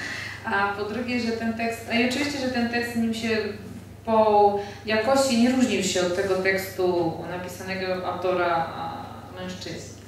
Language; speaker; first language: Polish; non-native, fluent; Georgian